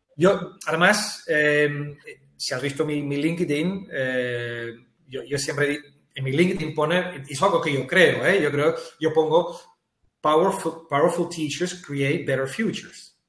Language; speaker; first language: Spanish; non-native, fluent; Dutch